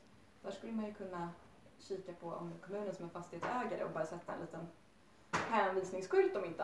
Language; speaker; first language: Swedish; native; Swedish